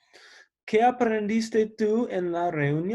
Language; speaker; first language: Spanish; non-native, fluent; English